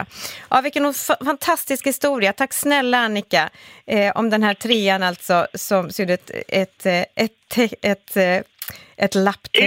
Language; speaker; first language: Swedish; native; Swedish